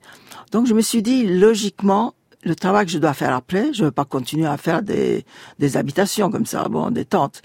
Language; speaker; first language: French; non-native, fluent; Turkish